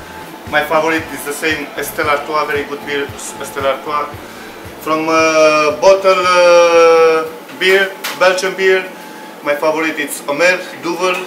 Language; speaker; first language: English; non-native, learner; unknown